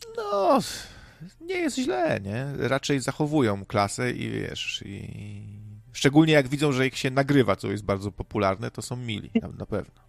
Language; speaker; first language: Polish; native; Polish